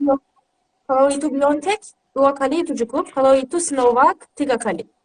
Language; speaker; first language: Indonesian; non-native, learner; Turkish